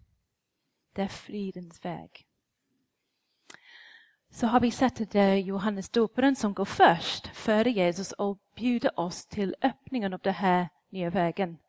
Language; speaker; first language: Swedish; non-native, fluent; English